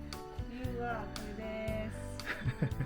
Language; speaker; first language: Japanese; non-native, fluent; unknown